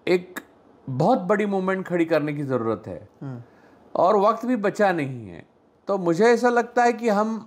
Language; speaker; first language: Hindi; non-native, local second language; Marathi